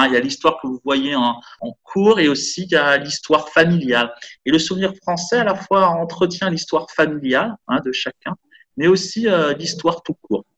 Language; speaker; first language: French; native; French